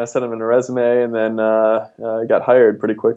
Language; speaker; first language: English; native; English